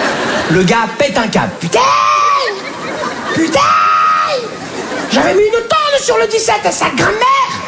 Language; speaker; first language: French; native; French